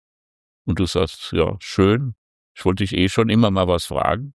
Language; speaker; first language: German; native; German